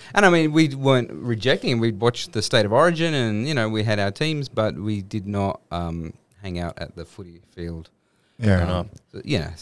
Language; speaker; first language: English; native; English